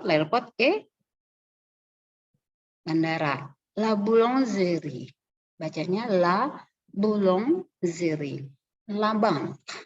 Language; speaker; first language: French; non-native, learner; Indonesian